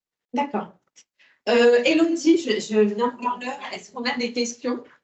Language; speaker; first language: French; native; French